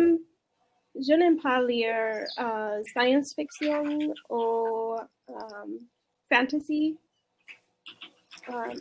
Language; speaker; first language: French; non-native, learner; English